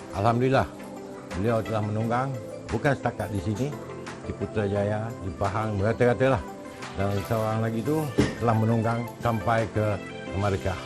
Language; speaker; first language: Malay; native; Malay